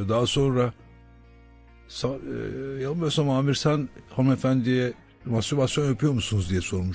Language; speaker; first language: Turkish; native; Turkish